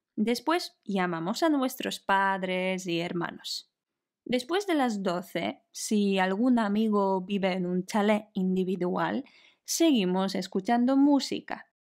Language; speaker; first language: Spanish; non-native, fluent; Polish